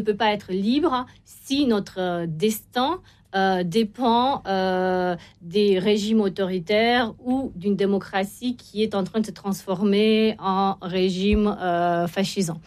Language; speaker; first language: French; non-native, fluent; Romanian